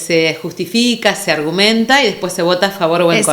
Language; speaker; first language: Spanish; native; Spanish